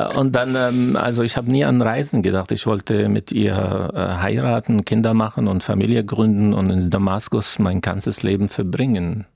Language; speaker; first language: German; non-native, fluent; Arabic